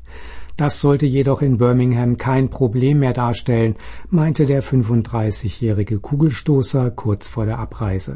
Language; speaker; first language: German; native; German